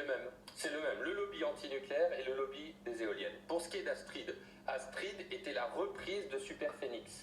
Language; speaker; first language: French; native; French